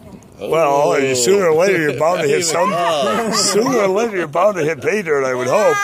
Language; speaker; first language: English; native; English